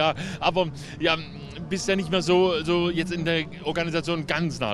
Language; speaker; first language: German; native; German